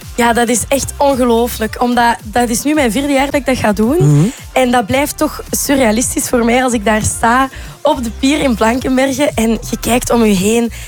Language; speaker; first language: Dutch; native; Dutch